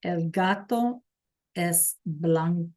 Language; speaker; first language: Spanish; non-native, fluent; English